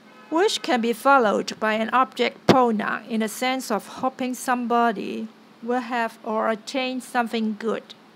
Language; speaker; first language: English; non-native, local second language; Cantonese